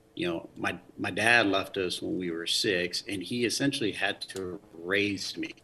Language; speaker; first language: English; early bilingual, other home language; Spanish